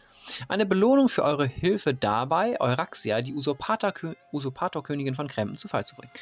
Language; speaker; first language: German; native; German